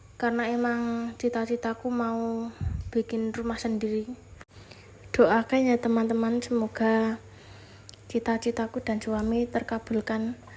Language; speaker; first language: Indonesian; non-native, local second language; Javanese